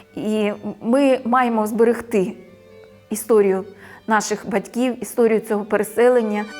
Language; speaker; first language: Ukrainian; native; Ukrainian